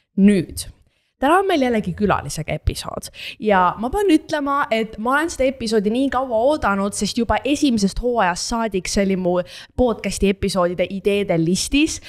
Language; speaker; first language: Estonian; native; Estonian